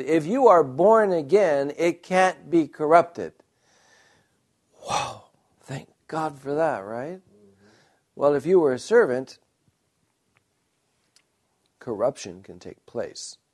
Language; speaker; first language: English; native; English